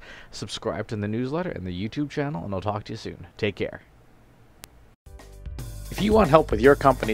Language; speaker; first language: English; native; English